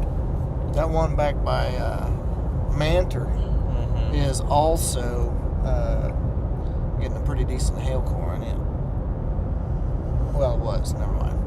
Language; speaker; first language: English; native; English